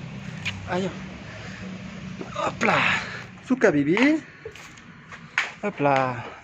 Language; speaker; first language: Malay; non-native, fluent; French